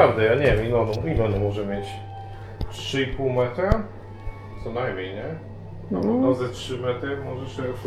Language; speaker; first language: Polish; native; Polish